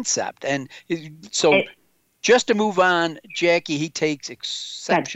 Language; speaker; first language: English; native; English